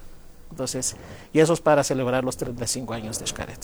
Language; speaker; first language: Spanish; non-native, fluent; Greek